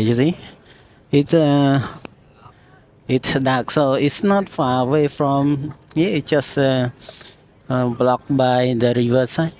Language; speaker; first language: English; non-native, learner; Khmer